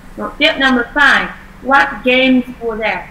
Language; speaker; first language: English; non-native, fluent; Vietnamese